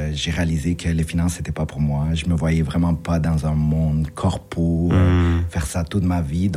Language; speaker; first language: French; early bilingual, other home language; Spanish